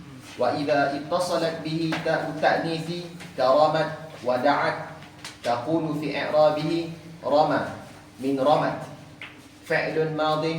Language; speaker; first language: Arabic; non-native, learner; Malay